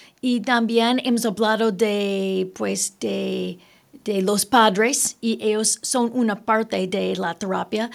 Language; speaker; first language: Spanish; early bilingual, heritage; Spanish